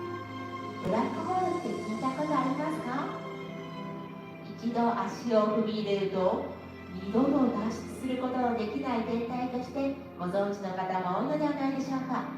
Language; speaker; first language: Japanese; native; Japanese